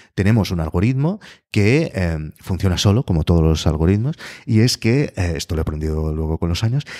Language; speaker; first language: Spanish; native; Spanish